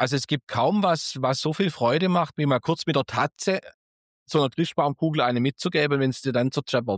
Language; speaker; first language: German; native; German